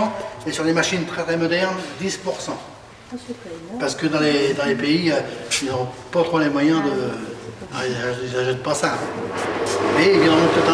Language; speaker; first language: French; native; French